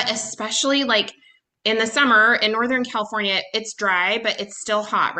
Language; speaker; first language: English; native; English